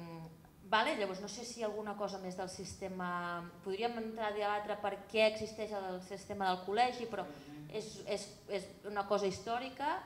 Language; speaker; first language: Catalan; native; Catalan